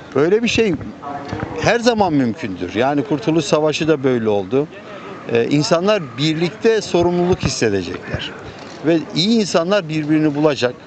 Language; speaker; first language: Turkish; native; Turkish